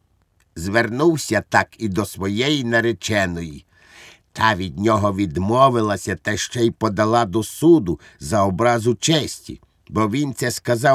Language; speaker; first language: Ukrainian; native; Ukrainian